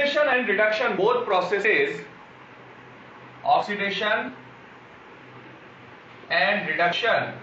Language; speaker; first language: English; non-native, local second language; Hindi